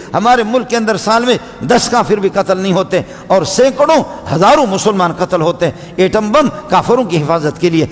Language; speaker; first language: Urdu; non-native, local second language; Baluchi